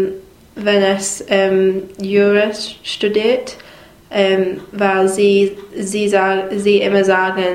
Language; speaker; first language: German; non-native, learner; English